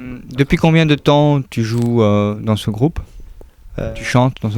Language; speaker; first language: French; native; French